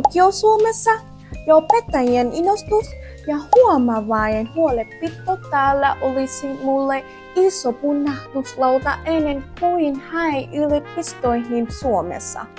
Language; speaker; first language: Finnish; non-native, learner; Vietnamese